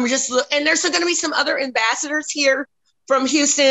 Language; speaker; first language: English; native; English